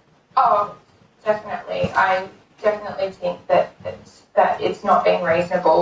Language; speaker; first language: English; native; English